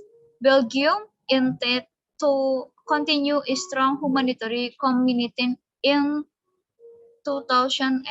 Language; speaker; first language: English; non-native, learner; Indonesian